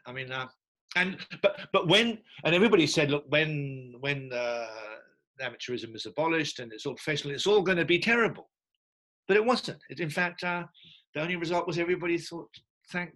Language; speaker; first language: English; native; English